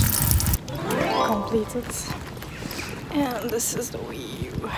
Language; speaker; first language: English; non-native, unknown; Turkish